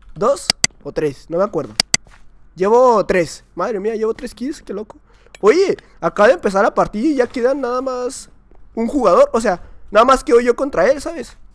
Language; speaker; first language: Spanish; native; Spanish